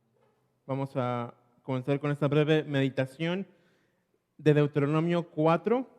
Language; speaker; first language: Spanish; native; Spanish